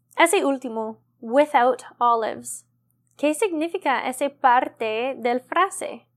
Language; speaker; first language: Spanish; non-native, learner; English